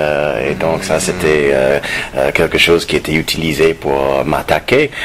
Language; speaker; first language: French; non-native, fluent; English